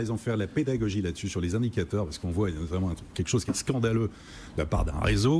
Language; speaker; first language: French; native; French